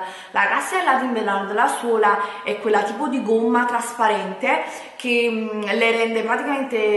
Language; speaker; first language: Italian; native; Italian